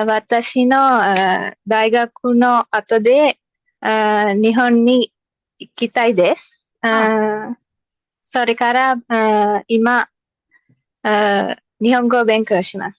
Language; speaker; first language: Japanese; non-native, learner; Sinhala